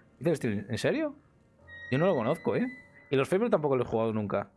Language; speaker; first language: Spanish; native; Spanish